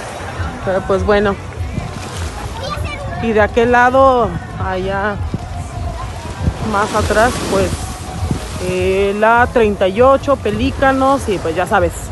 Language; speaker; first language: Spanish; native; Spanish